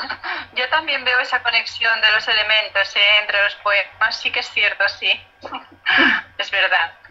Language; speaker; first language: Spanish; native; Spanish